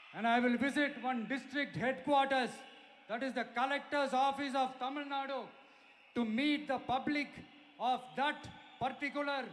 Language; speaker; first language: English; non-native, local second language; Tamil